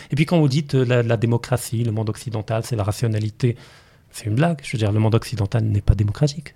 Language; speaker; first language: French; non-native, local second language; Arabic